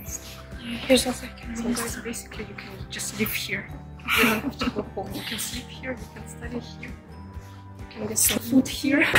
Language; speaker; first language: English; non-native, fluent; German